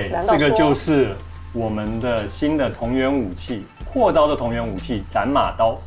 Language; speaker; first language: Chinese; native; Chinese